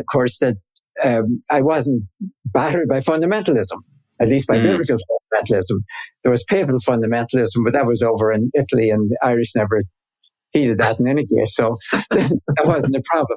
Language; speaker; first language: English; native; English